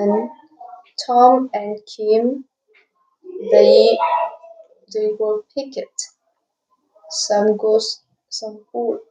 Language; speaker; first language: English; non-native, learner; Vietnamese